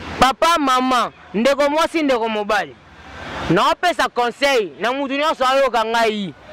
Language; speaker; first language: Lingala; native; Lingala